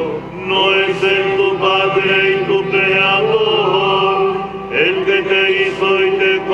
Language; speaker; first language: Spanish; native; Spanish